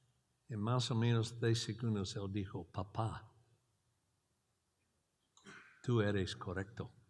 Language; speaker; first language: Spanish; non-native, learner; English